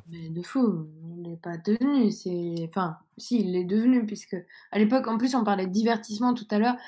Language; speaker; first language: French; native; French